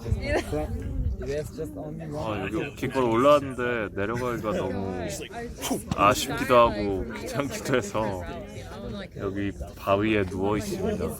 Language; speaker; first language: Korean; native; Korean